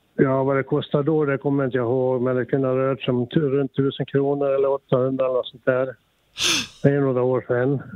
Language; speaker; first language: Swedish; native; Swedish